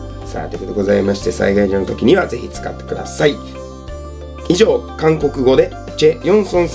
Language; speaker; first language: Japanese; native; Japanese